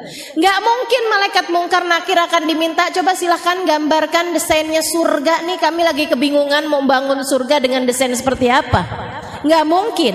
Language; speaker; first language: Indonesian; native; Indonesian